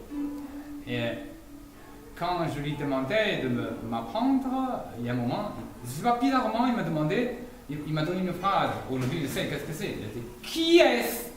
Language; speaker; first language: French; non-native, fluent; Chinese